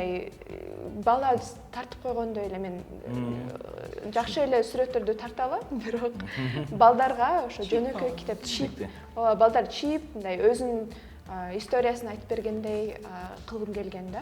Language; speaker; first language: Kyrgyz; early bilingual, heritage; Kyrgyz